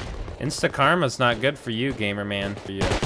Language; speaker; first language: English; native; English